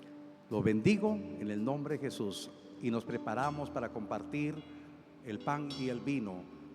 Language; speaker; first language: Spanish; native; Spanish